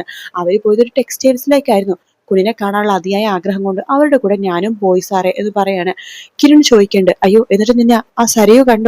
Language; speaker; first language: Malayalam; native; Malayalam